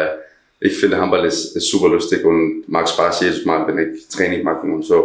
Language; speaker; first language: German; non-native, learner; Danish